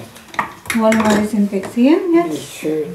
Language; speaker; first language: German; non-native, learner; Filipino